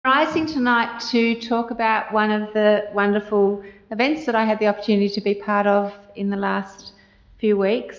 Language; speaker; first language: English; native; English